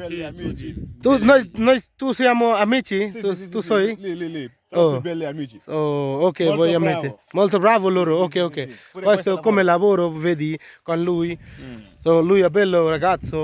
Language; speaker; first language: Italian; non-native, learner; Bangla